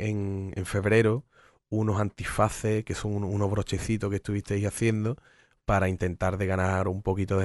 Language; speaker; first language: Spanish; native; Spanish